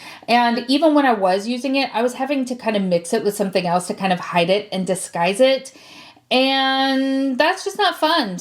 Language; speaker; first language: English; native; English